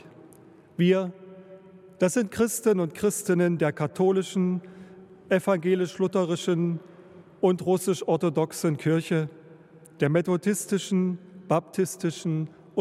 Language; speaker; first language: German; native; German